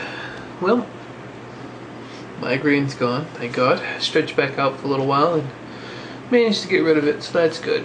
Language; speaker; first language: English; native; English